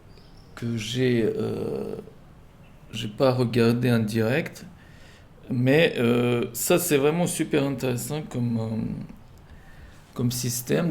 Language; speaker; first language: French; non-native, fluent; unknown